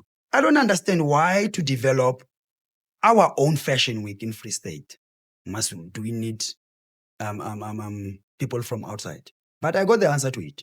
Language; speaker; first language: English; non-native, local second language; Southern Sotho